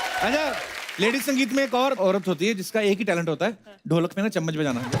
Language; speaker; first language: Hindi; non-native, local second language; Punjabi